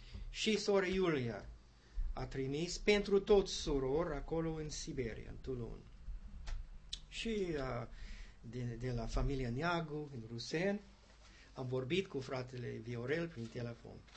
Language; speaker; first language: Romanian; non-native, learner; English